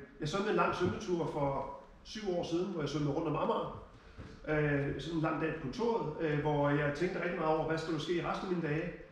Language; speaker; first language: Danish; early bilingual, other home language; German